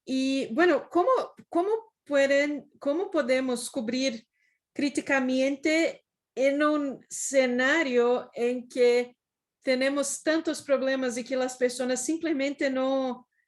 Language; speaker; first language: Spanish; non-native, fluent; Portuguese